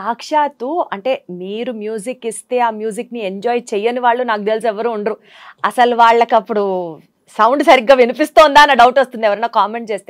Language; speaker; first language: Telugu; native; Telugu